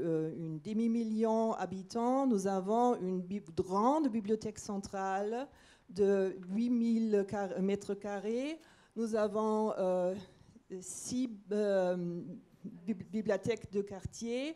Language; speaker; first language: French; non-native, fluent; German